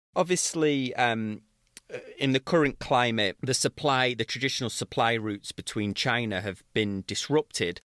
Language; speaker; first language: English; native; English